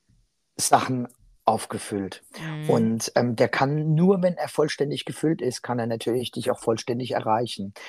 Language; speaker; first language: German; native; German